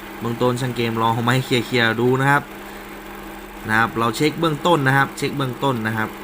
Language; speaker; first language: Thai; native; Thai